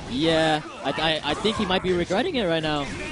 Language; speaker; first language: English; native; English